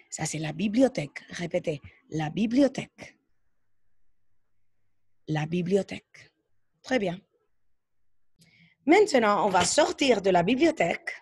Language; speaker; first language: French; non-native, fluent; Spanish